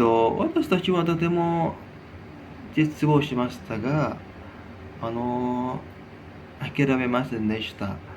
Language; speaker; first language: Japanese; non-native, learner; Indonesian